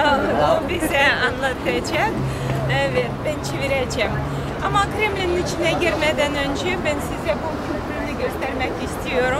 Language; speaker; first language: Turkish; non-native, fluent; Russian